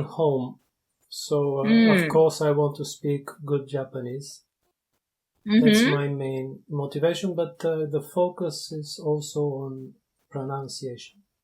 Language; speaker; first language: English; non-native, fluent; Bulgarian